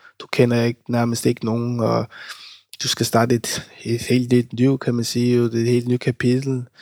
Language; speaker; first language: Danish; early bilingual, other home language; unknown